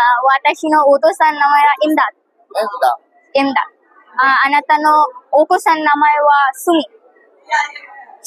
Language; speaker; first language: Japanese; non-native, learner; Bangla